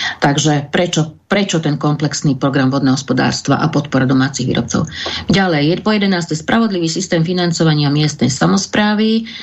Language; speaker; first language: Slovak; native; Slovak